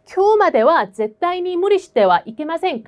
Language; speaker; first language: Japanese; non-native, fluent; Korean